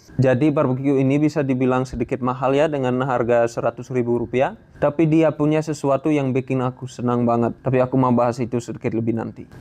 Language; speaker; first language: Indonesian; non-native, fluent; Dutch